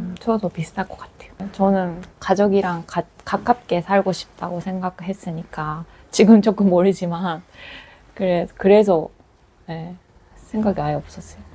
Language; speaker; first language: Korean; non-native, fluent; Japanese